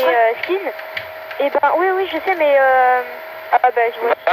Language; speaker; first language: French; native; French